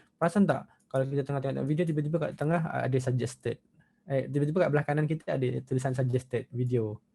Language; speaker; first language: Malay; native; Malay